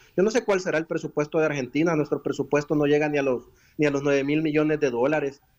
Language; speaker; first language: Spanish; native; Spanish